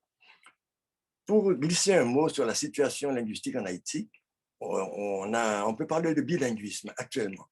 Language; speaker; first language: French; non-native, local second language; Haitian Creole